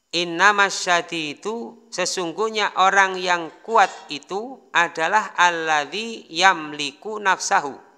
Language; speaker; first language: Indonesian; non-native, local second language; Javanese